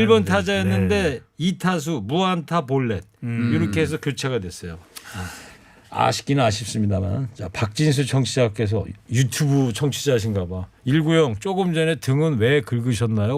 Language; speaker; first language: Korean; native; Korean